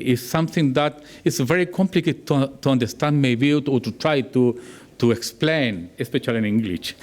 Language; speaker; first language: English; non-native, learner; Spanish